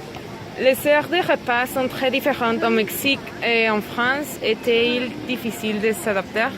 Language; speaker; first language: French; non-native, learner; Spanish